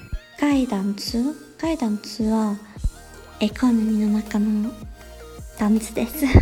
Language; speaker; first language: Japanese; non-native, learner; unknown